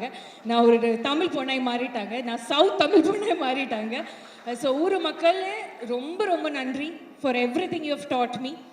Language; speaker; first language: Tamil; non-native, fluent; Malayalam